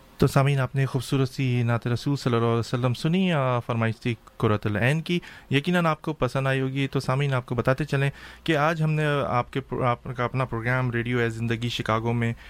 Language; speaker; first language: Urdu; native; Urdu